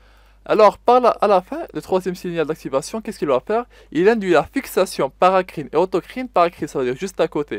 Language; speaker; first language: French; non-native, local second language; Arabic